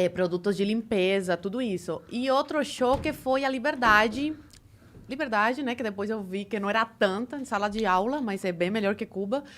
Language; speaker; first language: Portuguese; early bilingual, other home language; Spanish